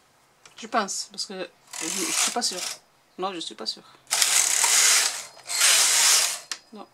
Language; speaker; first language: French; non-native, local second language; Arabic